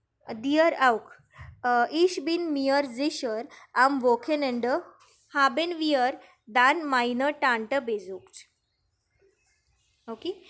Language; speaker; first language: German; non-native, learner; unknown